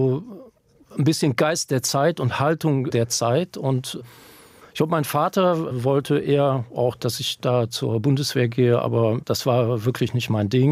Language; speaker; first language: German; native; German